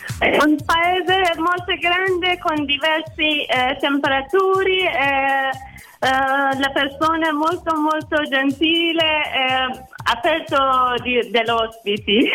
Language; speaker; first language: Italian; non-native, learner; Persian